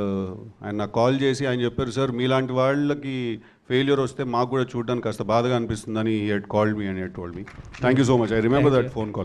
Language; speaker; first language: Telugu; native; Telugu